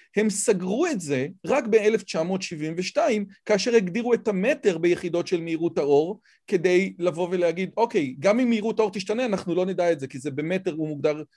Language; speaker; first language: Hebrew; native; Hebrew